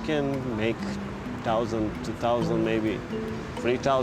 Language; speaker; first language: English; non-native, learner; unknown